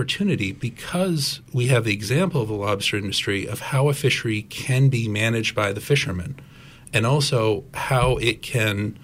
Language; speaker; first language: English; native; English